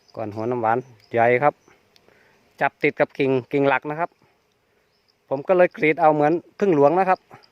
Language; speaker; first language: Thai; native; Thai